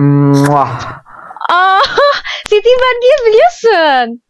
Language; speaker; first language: Turkish; non-native, learner; Indonesian